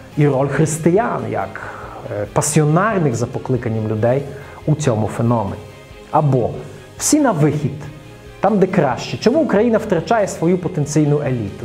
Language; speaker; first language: Ukrainian; non-native, fluent; Russian